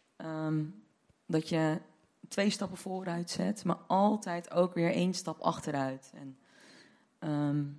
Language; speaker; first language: Dutch; native; Dutch